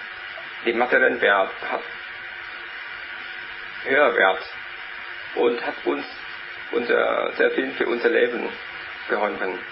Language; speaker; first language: German; non-native, learner; Vietnamese